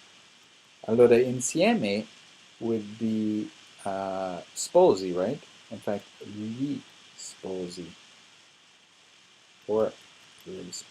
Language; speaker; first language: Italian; non-native, fluent; English